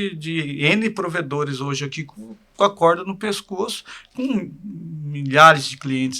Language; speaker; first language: Portuguese; native; Portuguese